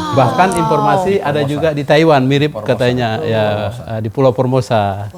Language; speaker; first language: Indonesian; non-native, local second language; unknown